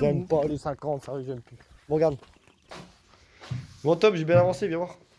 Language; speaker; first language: French; native; French